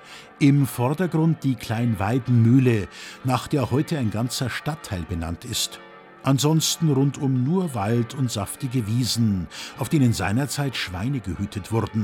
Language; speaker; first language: German; native; German